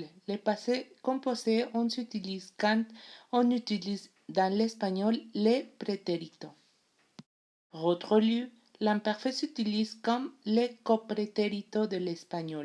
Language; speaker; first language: French; non-native, learner; Spanish